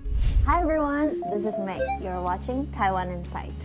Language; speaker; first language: English; non-native, fluent; Chinese